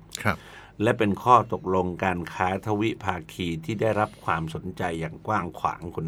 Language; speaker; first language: Thai; native; Thai